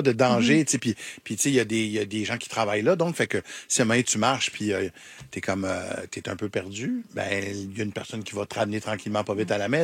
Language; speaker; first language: French; native; French